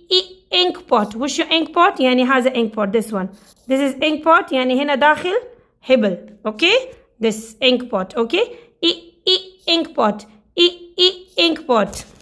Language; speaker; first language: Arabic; non-native, learner; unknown